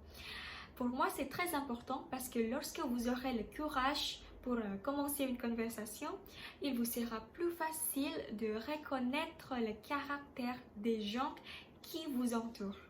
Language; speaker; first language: French; non-native, learner; Indonesian